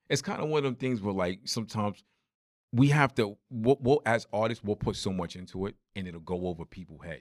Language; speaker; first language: English; native; English